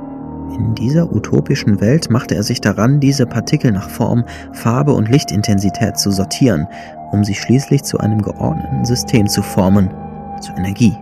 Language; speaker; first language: German; native; German